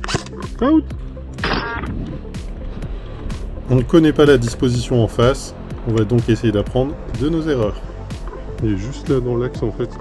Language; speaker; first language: French; native; French